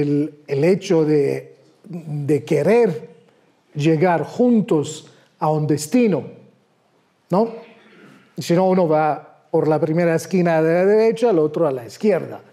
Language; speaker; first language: Spanish; non-native, fluent; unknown